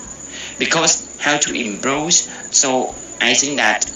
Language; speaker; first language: English; non-native, learner; Khmer